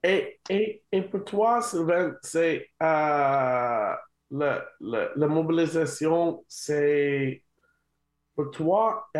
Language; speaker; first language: French; non-native, learner; English